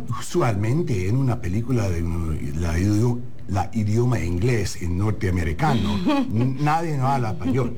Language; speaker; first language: Spanish; early bilingual, heritage; English